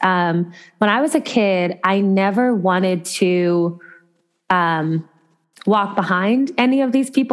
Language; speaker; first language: English; native; English